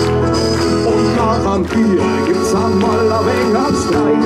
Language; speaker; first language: German; native; German